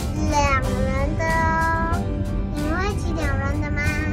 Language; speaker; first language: Chinese; native; Chinese